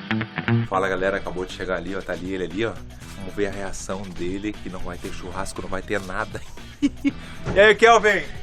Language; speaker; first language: Portuguese; native; Portuguese